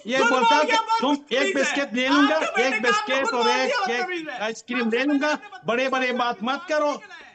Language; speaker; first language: Hindi; non-native, fluent; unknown